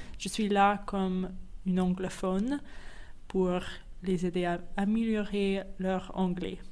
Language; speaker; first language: French; non-native, fluent; English